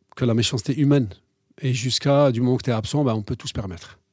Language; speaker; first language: French; non-native, local second language; Arabic